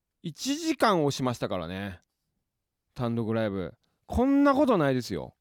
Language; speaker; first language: Japanese; native; Japanese